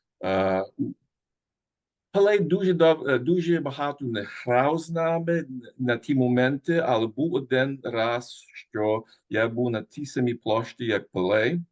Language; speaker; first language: Ukrainian; early bilingual, heritage; Ukrainian